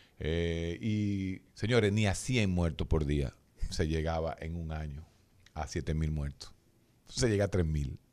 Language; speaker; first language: Spanish; native; Spanish